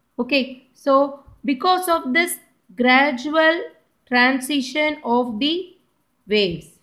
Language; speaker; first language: English; non-native, local second language; Tamil